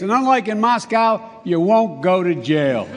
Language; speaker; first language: English; native; English